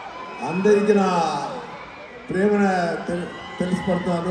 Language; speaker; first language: Telugu; non-native, learner; Tamil